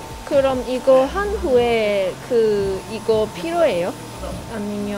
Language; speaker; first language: Korean; non-native, learner; Cantonese